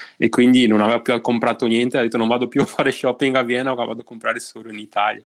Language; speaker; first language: Italian; native; Italian